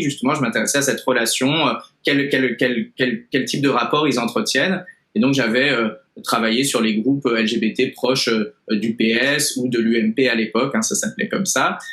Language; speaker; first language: French; native; French